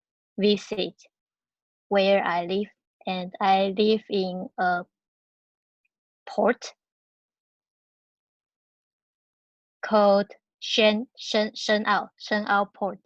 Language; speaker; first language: English; non-native, learner; Chinese